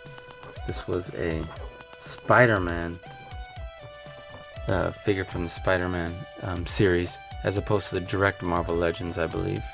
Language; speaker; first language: English; native; English